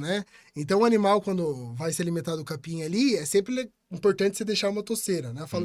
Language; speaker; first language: Portuguese; native; Portuguese